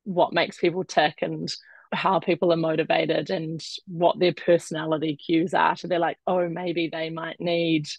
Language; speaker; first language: English; native; English